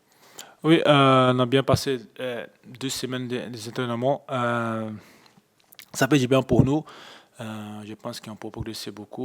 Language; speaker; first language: French; non-native, fluent; Portuguese